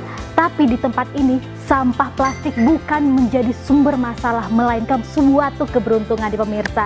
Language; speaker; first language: Indonesian; native; Indonesian